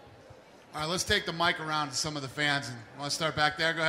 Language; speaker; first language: English; native; English